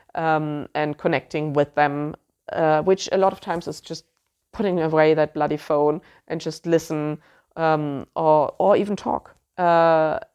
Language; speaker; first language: English; non-native, fluent; German